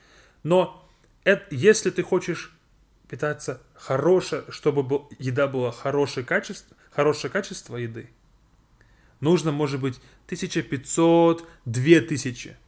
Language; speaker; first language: Russian; non-native, fluent; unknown